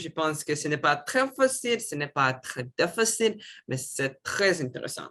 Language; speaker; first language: French; non-native, learner; Russian